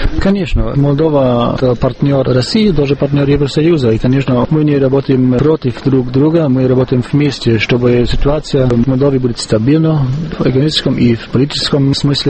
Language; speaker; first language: Russian; non-native, fluent; German